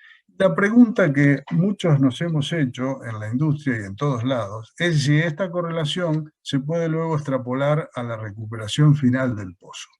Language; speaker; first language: Spanish; native; Spanish